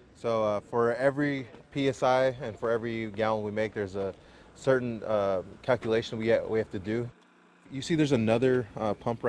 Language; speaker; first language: English; native; English